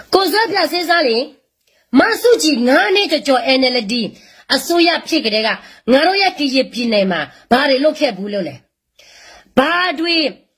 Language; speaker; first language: Burmese; non-native, local second language; S'gaw Karen